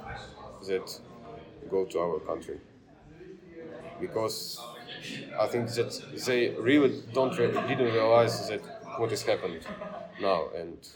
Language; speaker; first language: English; non-native, learner; Ukrainian